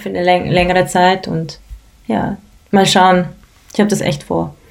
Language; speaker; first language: German; early bilingual, other home language; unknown